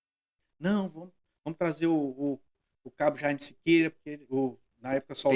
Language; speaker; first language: Portuguese; native; Portuguese